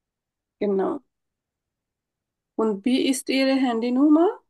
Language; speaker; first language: German; non-native, fluent; Bangla